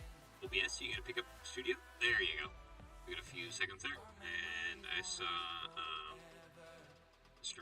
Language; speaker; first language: English; native; English